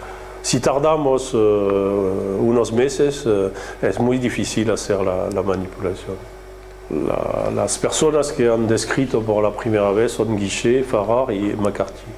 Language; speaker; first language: Spanish; non-native, fluent; French